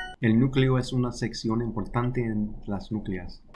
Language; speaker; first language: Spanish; non-native, learner; English